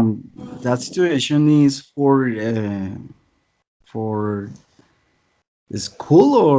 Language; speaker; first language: English; non-native, learner; Spanish